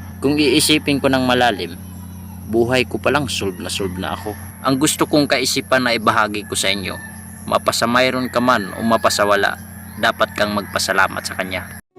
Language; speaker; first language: Filipino; non-native, local second language; Waray